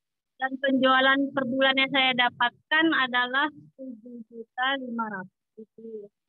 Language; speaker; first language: Indonesian; native; Indonesian